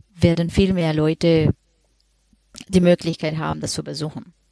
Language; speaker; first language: German; non-native, fluent; Spanish